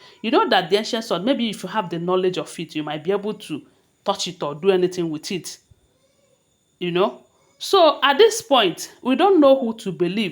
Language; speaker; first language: English; non-native, local second language; Yoruba